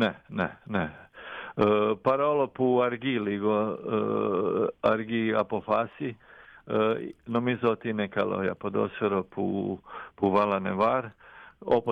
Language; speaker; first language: Greek; non-native, fluent; Croatian